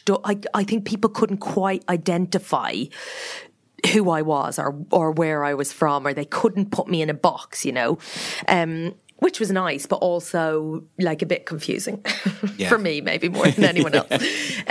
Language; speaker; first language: English; native; English